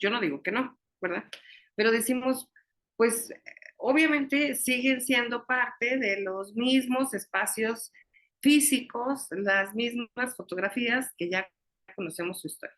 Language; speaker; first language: Spanish; native; Spanish